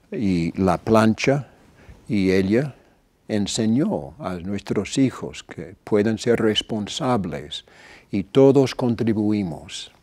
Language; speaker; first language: Spanish; non-native, fluent; English